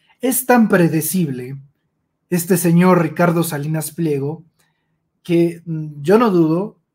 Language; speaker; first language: Spanish; native; Spanish